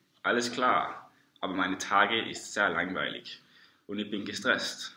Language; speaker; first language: German; non-native, learner; Danish